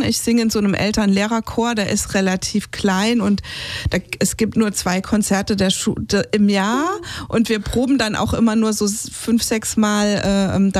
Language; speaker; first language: German; native; German